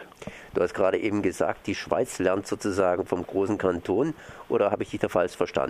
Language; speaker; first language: German; native; German